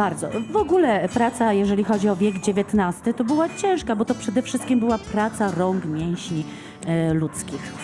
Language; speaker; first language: Polish; native; Polish